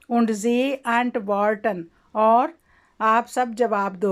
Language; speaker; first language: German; non-native, learner; Urdu